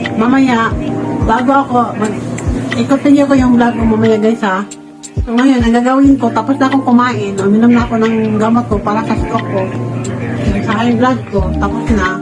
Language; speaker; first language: Filipino; non-native, local second language; Cebuano